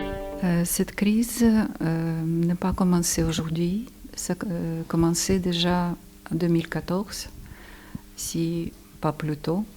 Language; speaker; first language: French; non-native, fluent; Ukrainian